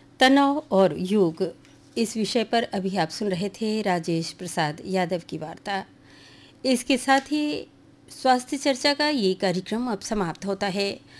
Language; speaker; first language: Hindi; native; Hindi